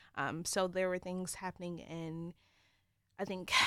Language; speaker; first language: English; native; English